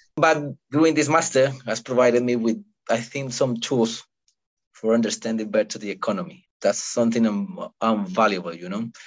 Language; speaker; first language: English; non-native, fluent; Spanish